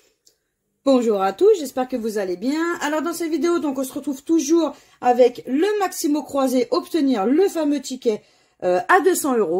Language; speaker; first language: French; native; French